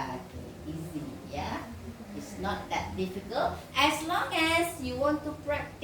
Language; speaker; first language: English; non-native, fluent; Indonesian